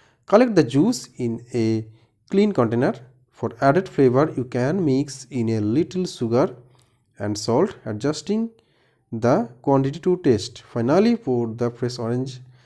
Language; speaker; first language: English; non-native, local second language; Bangla